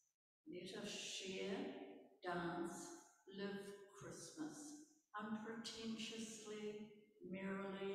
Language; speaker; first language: English; native; English